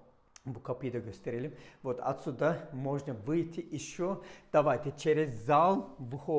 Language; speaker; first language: Russian; non-native, learner; Turkish